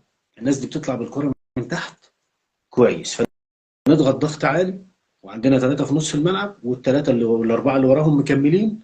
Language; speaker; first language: Arabic; native; Arabic